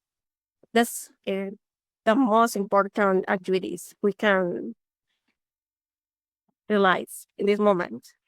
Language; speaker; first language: English; non-native, learner; Spanish